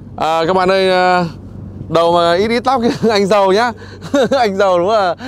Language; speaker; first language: Vietnamese; native; Vietnamese